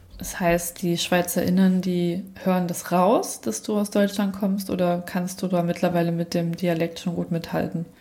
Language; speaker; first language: German; native; German